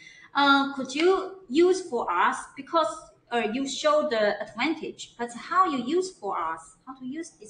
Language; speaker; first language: English; non-native, learner; Chinese